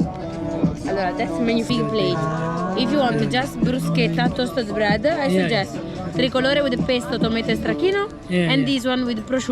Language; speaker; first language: English; non-native, fluent; Italian